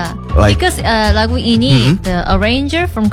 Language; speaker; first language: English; non-native, learner; Korean